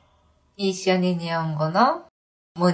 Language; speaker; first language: Japanese; non-native, fluent; Korean